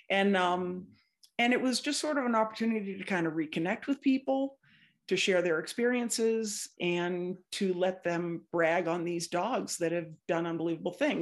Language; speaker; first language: English; native; English